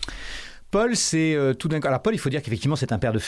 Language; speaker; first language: French; native; French